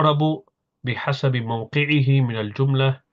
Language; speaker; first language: Arabic; non-native, fluent; English